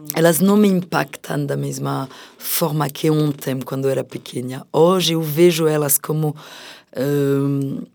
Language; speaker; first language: Portuguese; non-native, fluent; French